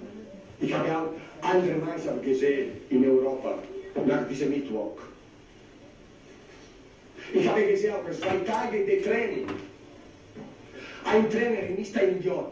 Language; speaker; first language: German; non-native, learner; Italian